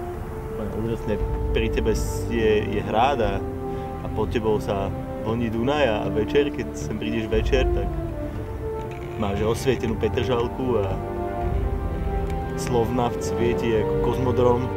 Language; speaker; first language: Slovak; native; Slovak